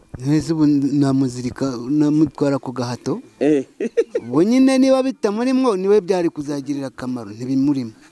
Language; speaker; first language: Kinyarwanda; native; Kinyarwanda